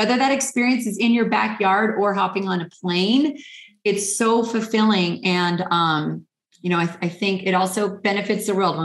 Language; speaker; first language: English; native; English